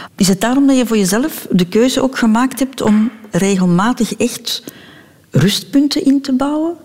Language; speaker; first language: Dutch; native; Dutch